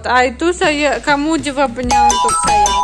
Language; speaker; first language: Indonesian; non-native, learner; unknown